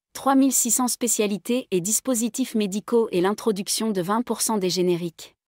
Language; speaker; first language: French; non-native, local second language; Arabic